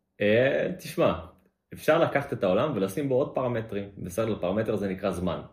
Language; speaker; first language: Hebrew; native; Hebrew